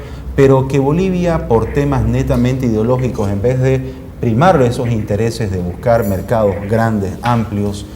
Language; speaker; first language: Spanish; native; Spanish